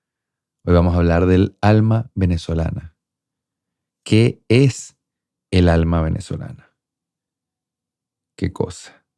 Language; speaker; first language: Spanish; native; Spanish